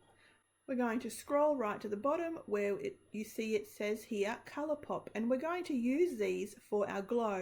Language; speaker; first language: English; native; English